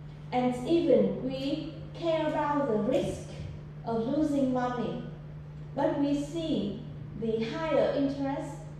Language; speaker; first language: English; non-native, fluent; Vietnamese